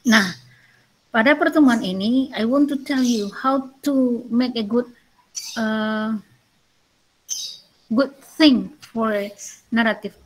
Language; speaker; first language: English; non-native, learner; Indonesian